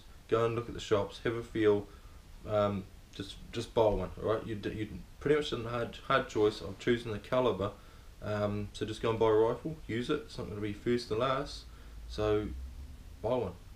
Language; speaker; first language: English; native; English